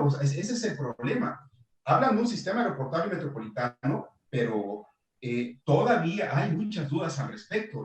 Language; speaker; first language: Spanish; native; Spanish